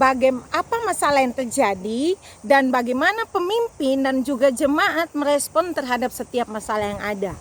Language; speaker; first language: Indonesian; native; Indonesian